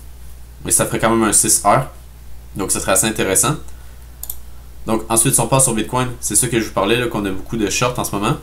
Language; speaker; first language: French; native; French